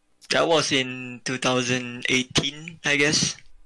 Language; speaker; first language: English; non-native, local second language; Malay